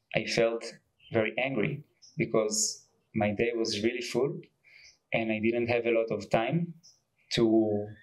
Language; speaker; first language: English; non-native, fluent; Hebrew